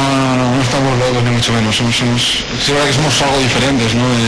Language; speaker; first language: Spanish; native; Spanish